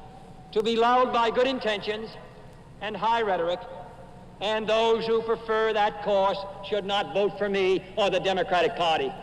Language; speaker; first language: English; native; English